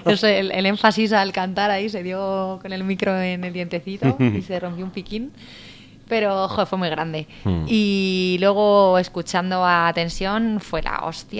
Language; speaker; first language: Spanish; native; Spanish